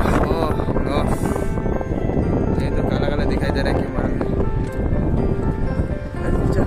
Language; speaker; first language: Hindi; non-native, local second language; Odia